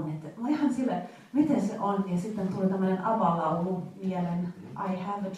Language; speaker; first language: Finnish; non-native, fluent; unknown